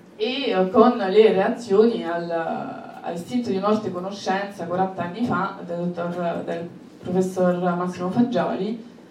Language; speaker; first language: Italian; non-native, fluent; French